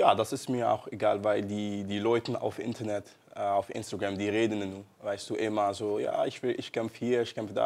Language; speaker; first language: German; non-native, learner; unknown